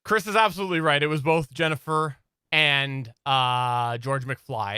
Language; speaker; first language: English; native; English